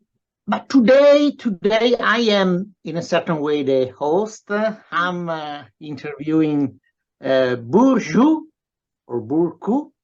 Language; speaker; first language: English; non-native, fluent; Italian